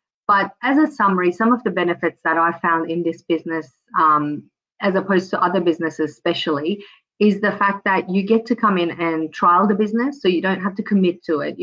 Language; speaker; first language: English; early bilingual, other home language; Persian